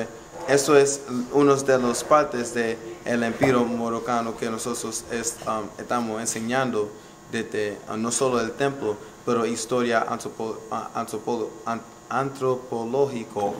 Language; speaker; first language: Spanish; non-native, learner; English